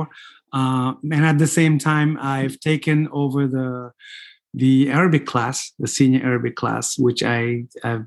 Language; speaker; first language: English; non-native, fluent; Fula